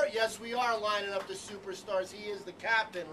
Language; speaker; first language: English; native; English